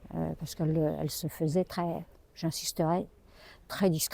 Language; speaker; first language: French; native; French